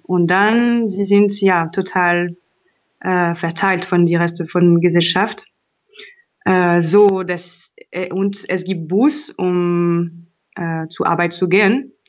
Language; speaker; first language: German; non-native, learner; French